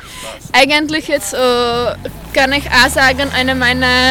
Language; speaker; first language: German; non-native, fluent; Czech